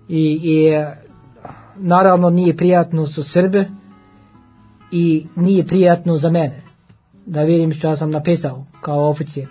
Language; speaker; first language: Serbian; non-native, learner; Norwegian